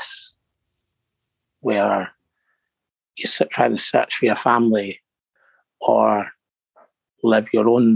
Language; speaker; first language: English; native; English